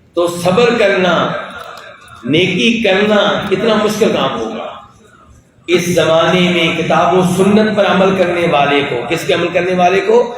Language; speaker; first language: Urdu; non-native, local second language; Punjabi